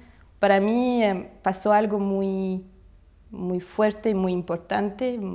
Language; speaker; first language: Spanish; non-native, fluent; Russian